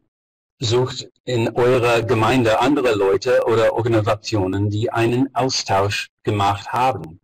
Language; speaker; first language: German; non-native, fluent; English